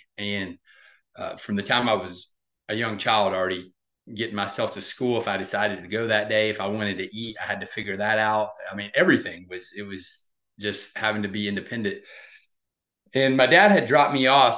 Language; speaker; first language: English; native; English